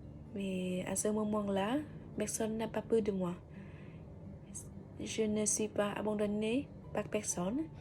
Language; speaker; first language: French; non-native, fluent; Vietnamese